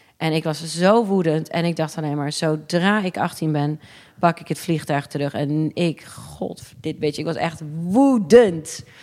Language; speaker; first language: Dutch; early bilingual, other home language; English